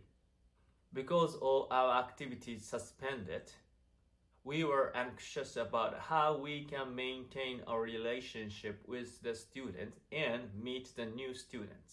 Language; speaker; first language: English; non-native, fluent; Japanese